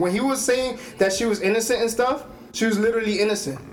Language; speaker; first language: English; early bilingual, other home language; Spanish